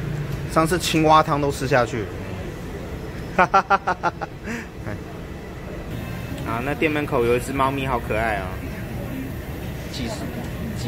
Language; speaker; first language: Chinese; native; Chinese